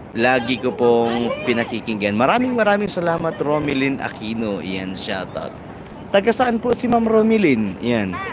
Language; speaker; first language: Filipino; non-native, local second language; Bikol